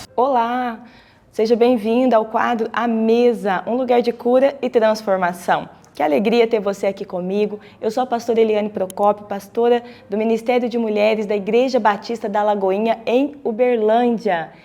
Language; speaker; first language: Portuguese; native; Portuguese